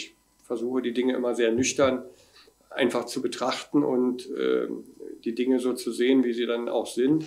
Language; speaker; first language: German; native; German